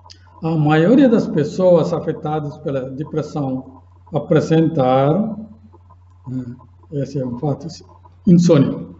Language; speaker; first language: Portuguese; non-native, fluent; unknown